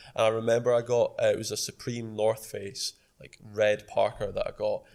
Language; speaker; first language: English; native; English